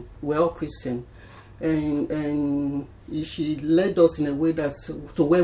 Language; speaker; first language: English; non-native, local second language; Yoruba